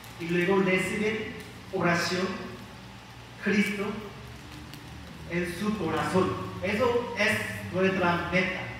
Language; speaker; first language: Spanish; non-native, learner; Korean